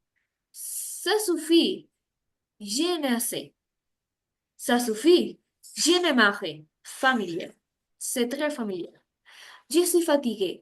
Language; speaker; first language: French; non-native, learner; Spanish